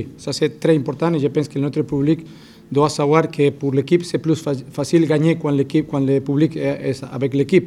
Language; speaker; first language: French; non-native, fluent; Spanish